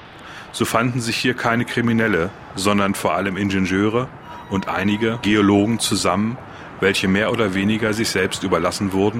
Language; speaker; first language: German; native; German